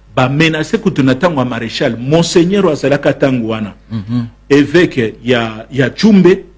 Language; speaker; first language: Lingala; non-native, local second language; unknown